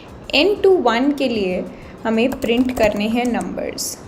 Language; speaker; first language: Hindi; native; Hindi